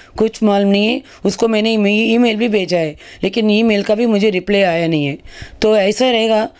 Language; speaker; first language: Hindi; non-native, local second language; Tamil